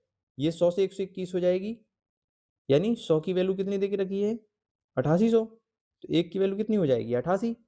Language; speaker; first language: Hindi; native; Hindi